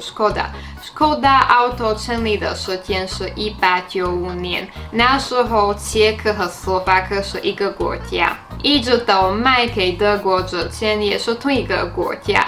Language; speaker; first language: Chinese; non-native, fluent; Slovak